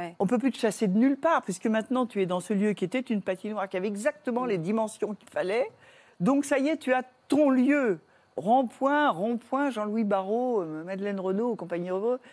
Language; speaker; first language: French; native; French